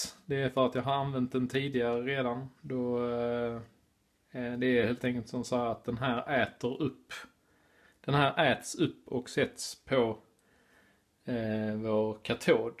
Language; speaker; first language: Swedish; native; Swedish